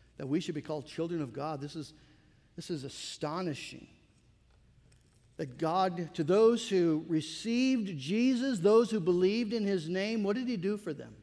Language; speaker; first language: English; native; English